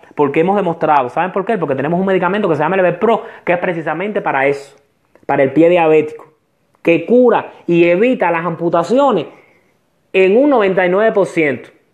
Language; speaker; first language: Spanish; native; Spanish